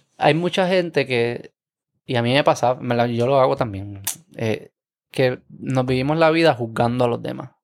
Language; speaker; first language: Spanish; native; Spanish